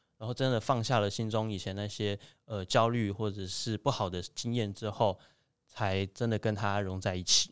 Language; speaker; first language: Chinese; native; Chinese